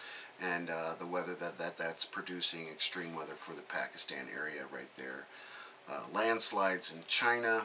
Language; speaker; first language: English; native; English